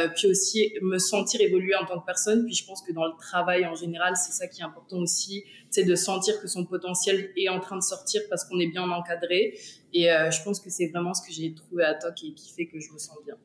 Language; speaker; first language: French; native; French